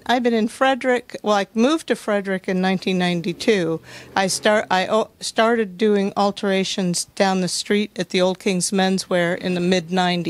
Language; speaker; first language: English; native; English